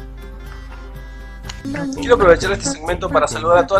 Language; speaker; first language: Spanish; native; Spanish